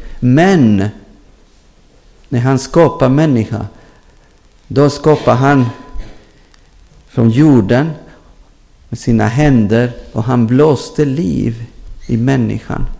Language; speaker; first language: Swedish; non-native, fluent; Spanish